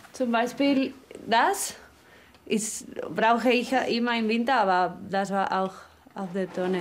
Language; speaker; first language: German; non-native, learner; Spanish